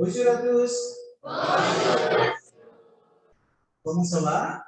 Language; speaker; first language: French; non-native, fluent; Indonesian